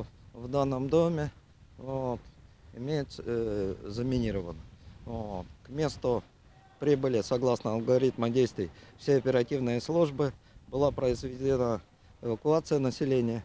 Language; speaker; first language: Russian; native; Russian